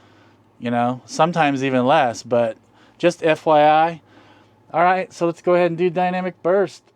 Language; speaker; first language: English; native; English